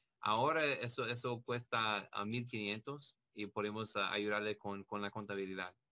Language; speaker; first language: Spanish; non-native, learner; English